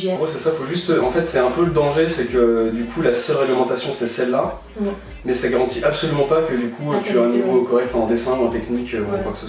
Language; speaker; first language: French; native; French